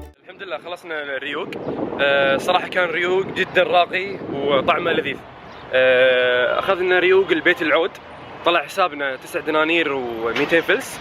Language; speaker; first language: Arabic; native; Arabic